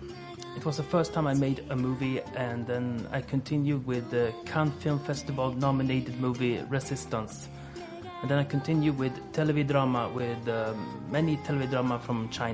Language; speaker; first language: English; non-native, fluent; Swedish